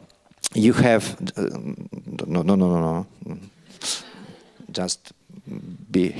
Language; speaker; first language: English; non-native, learner; Russian